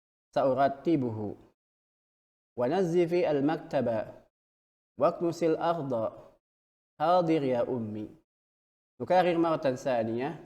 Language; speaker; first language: Arabic; non-native, fluent; Indonesian